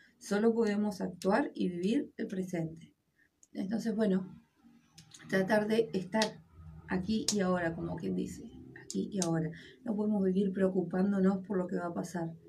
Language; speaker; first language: Spanish; native; Spanish